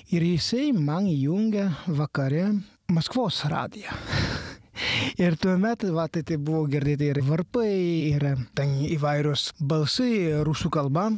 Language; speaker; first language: Lithuanian; non-native, fluent; Italian